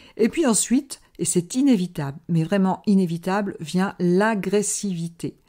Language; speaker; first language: French; native; French